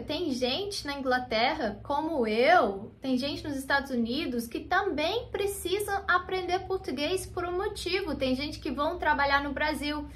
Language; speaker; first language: Portuguese; non-native, fluent; English